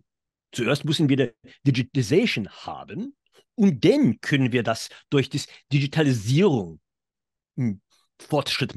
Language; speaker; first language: German; non-native, fluent; English